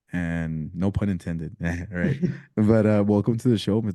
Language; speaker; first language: English; early bilingual, other home language; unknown